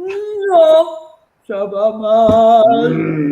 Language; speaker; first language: French; non-native, fluent; English